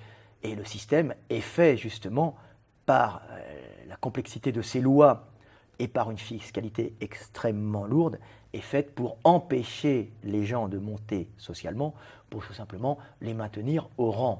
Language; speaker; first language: French; native; French